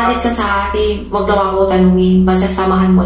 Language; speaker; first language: Filipino; non-native, learner; Chinese